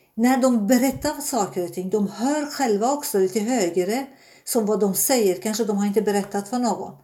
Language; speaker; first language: Swedish; non-native, fluent; Persian